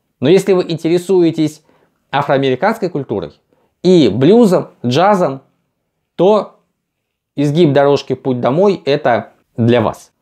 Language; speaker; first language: Russian; native; Russian